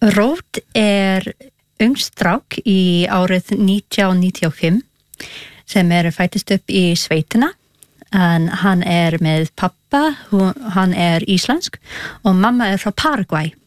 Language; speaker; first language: Icelandic; non-native, learner; Spanish